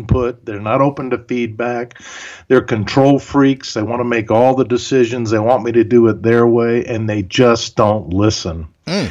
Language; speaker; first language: English; early bilingual, other home language; German